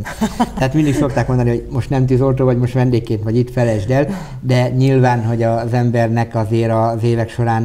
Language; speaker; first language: Hungarian; native; Hungarian